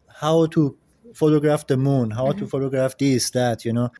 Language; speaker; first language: English; non-native, fluent; Persian